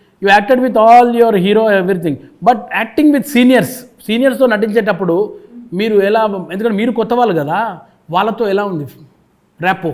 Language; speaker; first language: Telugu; native; Telugu